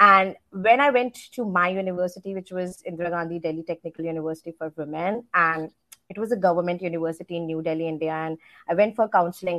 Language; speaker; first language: English; non-native, local second language; Hindi